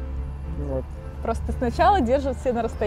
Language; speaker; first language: Russian; native; Russian